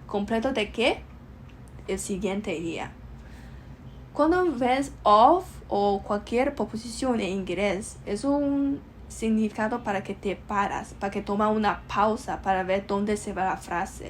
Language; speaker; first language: Spanish; non-native, learner; Chinese